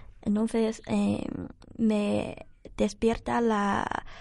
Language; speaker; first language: Spanish; non-native, learner; Chinese